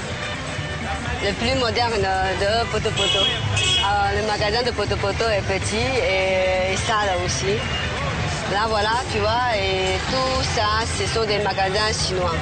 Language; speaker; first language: French; non-native, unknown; Chinese